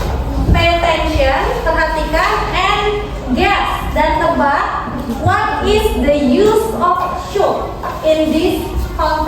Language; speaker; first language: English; non-native, learner; Indonesian